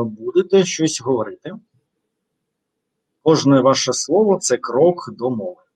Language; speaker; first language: Ukrainian; non-native, fluent; Russian